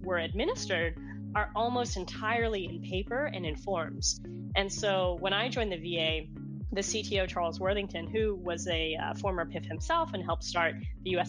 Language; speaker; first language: English; non-native, local second language; Cantonese